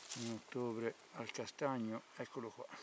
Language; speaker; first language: Italian; native; Italian